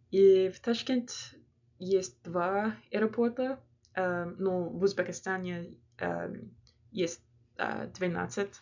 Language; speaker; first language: Russian; non-native, learner; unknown